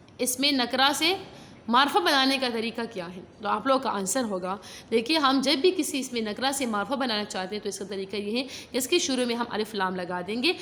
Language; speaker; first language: Urdu; non-native, local second language; Pashto